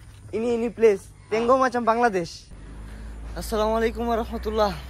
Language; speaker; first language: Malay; non-native, learner; Bangla